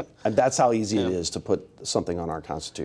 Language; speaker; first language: English; native; English